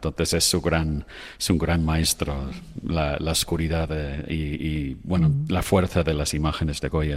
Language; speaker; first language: Spanish; non-native, fluent; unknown